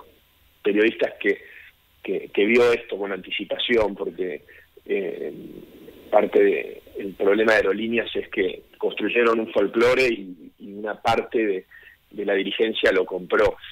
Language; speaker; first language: Spanish; native; Spanish